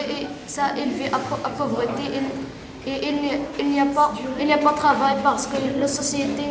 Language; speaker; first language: French; non-native, learner; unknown